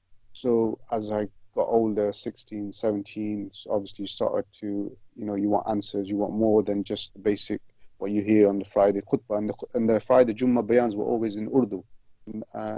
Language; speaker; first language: English; native; English